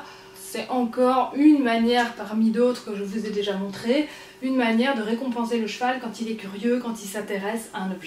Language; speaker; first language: French; native; French